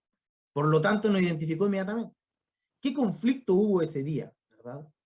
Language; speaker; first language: Spanish; native; Spanish